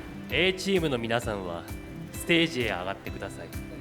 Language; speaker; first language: Japanese; native; Japanese